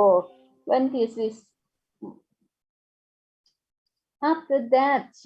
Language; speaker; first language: English; non-native, fluent; Thai